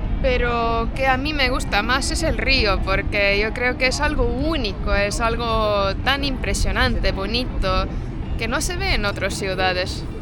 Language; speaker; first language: Spanish; non-native, fluent; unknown